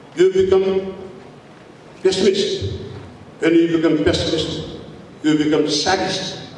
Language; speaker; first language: English; non-native, local second language; Nepali